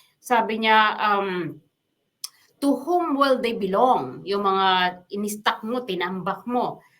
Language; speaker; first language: Filipino; non-native, local second language; Waray